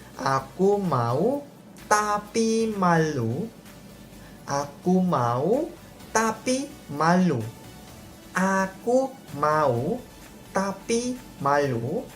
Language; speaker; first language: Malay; non-native, fluent; Korean